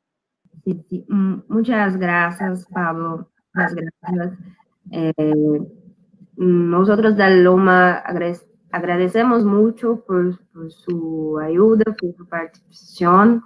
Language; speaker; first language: Spanish; non-native, learner; Portuguese